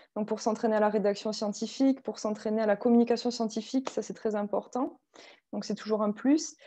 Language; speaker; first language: French; native; French